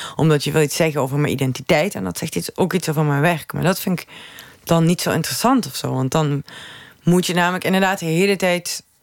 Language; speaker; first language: Dutch; native; Dutch